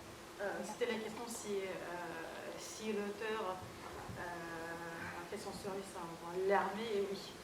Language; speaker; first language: French; non-native, fluent; Russian